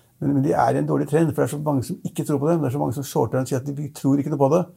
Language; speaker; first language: Norwegian; native; Norwegian